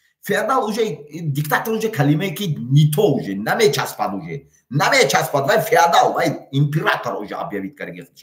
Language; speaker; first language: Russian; non-native, local second language; Tajik